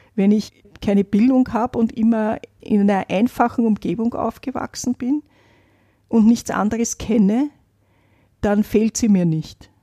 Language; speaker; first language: German; native; German